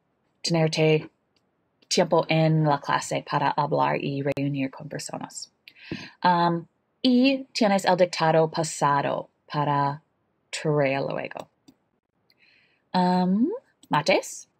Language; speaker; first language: Spanish; non-native, learner; English